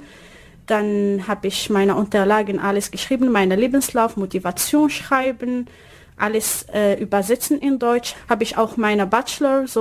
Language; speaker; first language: German; non-native, learner; Arabic